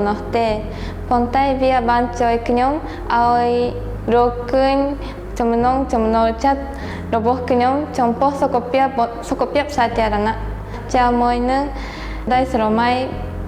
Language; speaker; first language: Khmer; non-native, fluent; Japanese